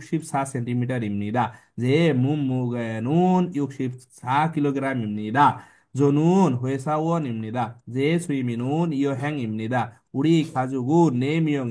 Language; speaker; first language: Korean; non-native, fluent; Bangla